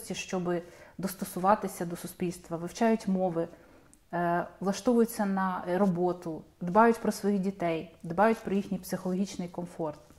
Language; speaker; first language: Ukrainian; native; Ukrainian